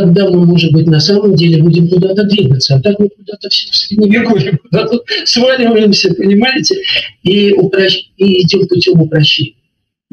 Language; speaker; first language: Russian; native; Russian